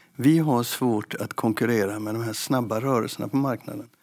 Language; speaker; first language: Swedish; native; Swedish